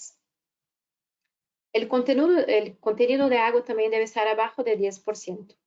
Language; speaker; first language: Spanish; non-native, fluent; Portuguese